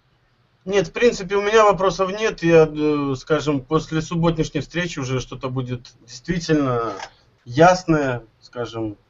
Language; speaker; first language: Russian; native; Russian